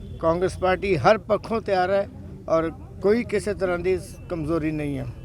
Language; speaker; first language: Punjabi; native; Punjabi